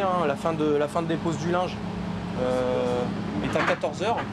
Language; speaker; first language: French; native; French